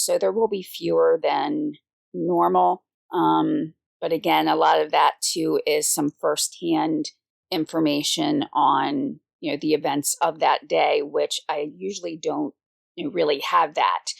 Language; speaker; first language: English; native; English